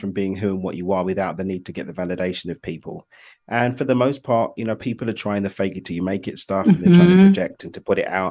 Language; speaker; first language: English; native; English